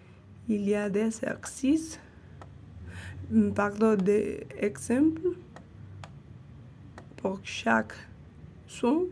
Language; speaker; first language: French; non-native, learner; Spanish